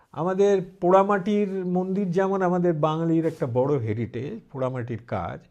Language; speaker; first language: Bangla; early bilingual, heritage; Bangla